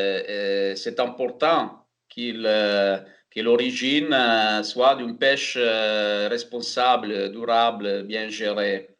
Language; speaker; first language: French; non-native, fluent; Italian